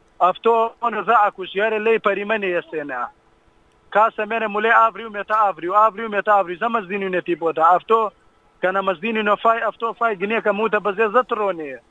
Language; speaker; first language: Greek; non-native, learner; Kurdish